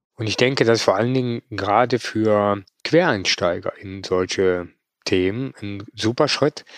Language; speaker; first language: German; native; German